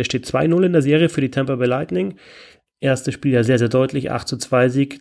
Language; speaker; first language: German; native; German